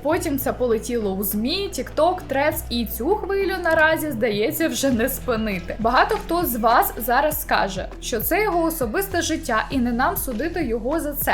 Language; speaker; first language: Ukrainian; native; Ukrainian